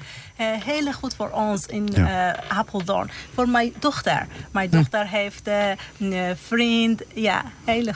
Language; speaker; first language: Dutch; non-native, learner; Persian